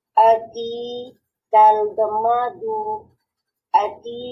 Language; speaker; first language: Arabic; non-native, learner; Bangla